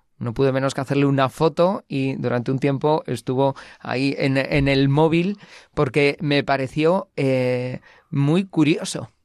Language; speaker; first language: Spanish; native; Spanish